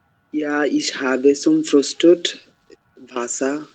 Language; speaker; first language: German; non-native, learner; Bangla